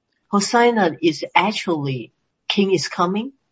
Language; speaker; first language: English; non-native, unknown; Chinese